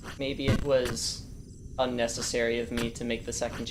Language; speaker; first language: English; native; English